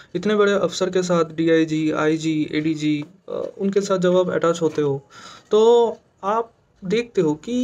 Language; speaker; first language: Hindi; non-native, local second language; Bangla